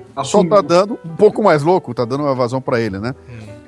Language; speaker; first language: Portuguese; native; Portuguese